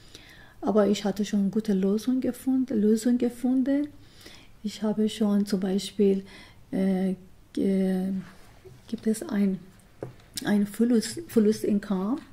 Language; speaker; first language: German; non-native, learner; Persian